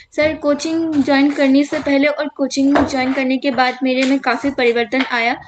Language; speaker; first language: Hindi; non-native, local second language; Assamese